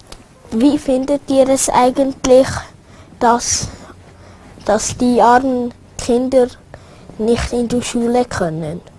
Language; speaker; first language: German; early bilingual, other home language; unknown